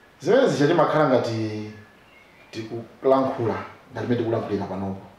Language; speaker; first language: Nyanja; non-native, local second language; Tumbuka